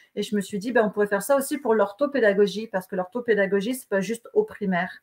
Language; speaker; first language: French; native; French